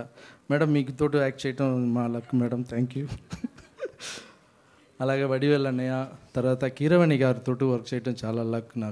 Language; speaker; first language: Telugu; non-native, fluent; Tamil